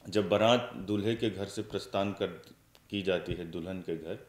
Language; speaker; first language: Hindi; native; Hindi